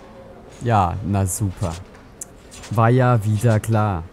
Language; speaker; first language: German; native; German